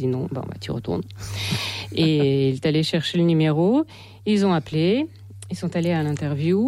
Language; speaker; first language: French; non-native, fluent; Russian